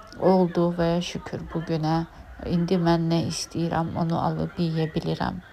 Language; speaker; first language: Azerbaijani; non-native, fluent; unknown